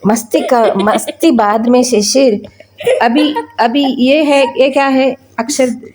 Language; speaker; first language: Hindi; non-native, local second language; Kannada